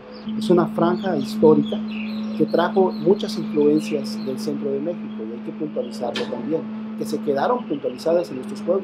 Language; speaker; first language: Spanish; native; Spanish